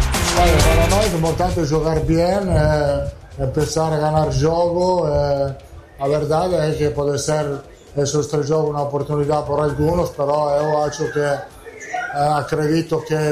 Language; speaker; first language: Portuguese; non-native, fluent; Italian